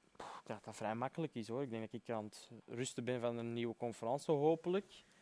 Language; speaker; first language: Dutch; early bilingual, other home language; Berber languages